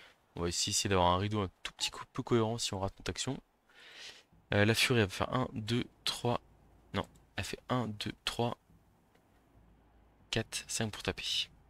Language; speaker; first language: French; native; French